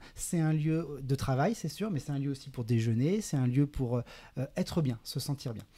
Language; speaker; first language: French; native; French